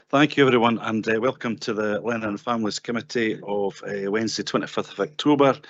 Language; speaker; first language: English; native; English